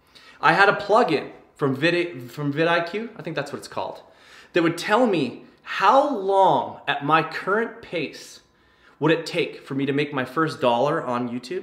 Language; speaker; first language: English; native; English